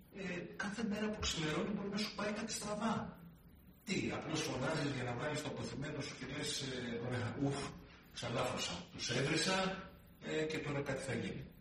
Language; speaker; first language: Greek; native; Greek